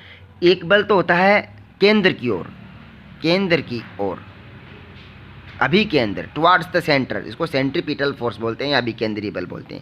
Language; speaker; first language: Hindi; native; Hindi